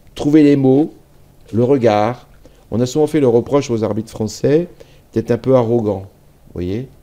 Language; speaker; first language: French; native; French